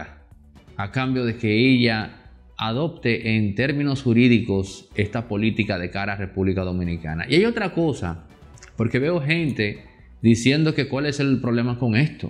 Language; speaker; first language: Spanish; native; Spanish